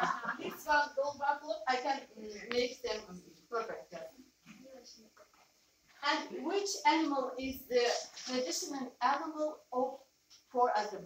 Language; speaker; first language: English; non-native, learner; Azerbaijani